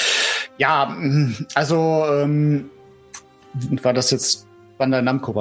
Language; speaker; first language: German; native; German